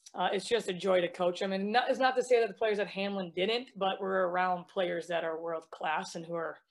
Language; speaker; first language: English; native; English